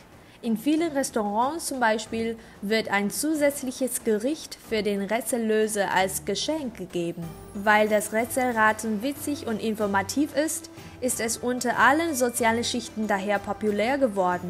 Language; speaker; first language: German; non-native, learner; Chinese